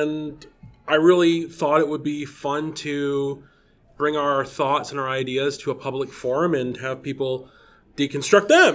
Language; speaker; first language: English; native; English